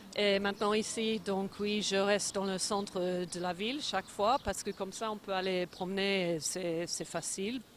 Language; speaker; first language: French; non-native, fluent; English